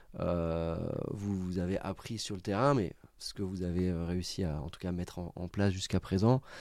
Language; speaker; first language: French; native; French